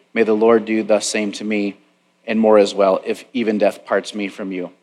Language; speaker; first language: English; native; English